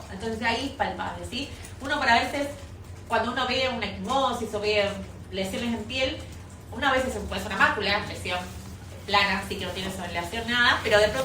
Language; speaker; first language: Spanish; native; Spanish